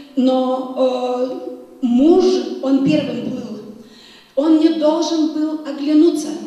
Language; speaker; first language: Russian; non-native, fluent; Lithuanian